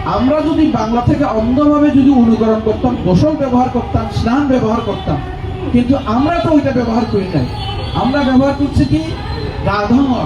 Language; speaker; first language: Bangla; non-native, local second language; Chakma